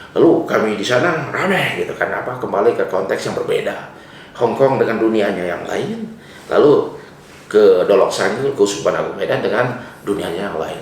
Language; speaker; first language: Indonesian; non-native, local second language; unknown